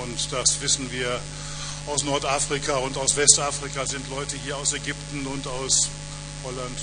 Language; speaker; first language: German; native; German